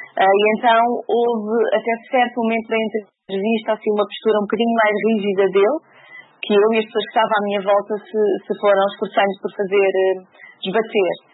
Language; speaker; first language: Portuguese; native; Portuguese